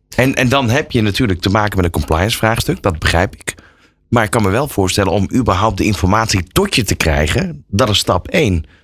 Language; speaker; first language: Dutch; native; Dutch